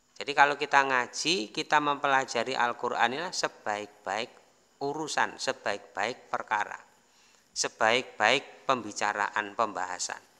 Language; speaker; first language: Indonesian; non-native, local second language; Javanese